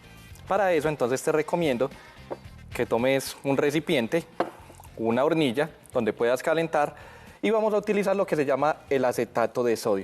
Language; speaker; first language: Spanish; native; Spanish